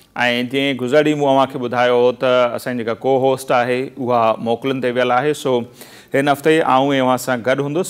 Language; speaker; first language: Sindhi; native; Sindhi